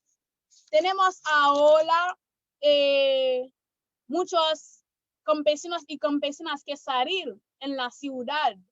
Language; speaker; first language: Spanish; non-native, learner; Haitian Creole